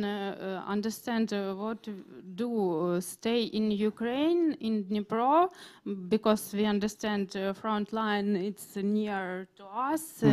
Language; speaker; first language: English; non-native, learner; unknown